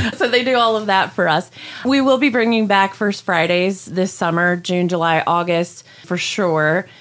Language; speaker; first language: English; native; English